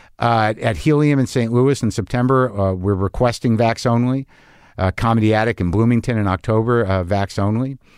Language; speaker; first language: English; native; English